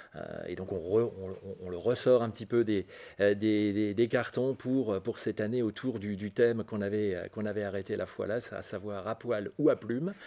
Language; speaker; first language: French; native; French